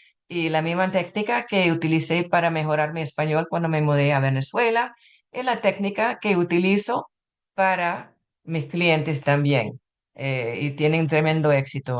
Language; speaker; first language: Spanish; non-native, fluent; English